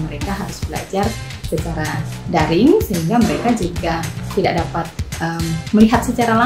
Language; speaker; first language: Indonesian; native; Indonesian